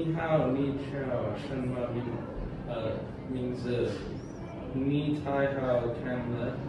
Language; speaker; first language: Chinese; non-native, learner; English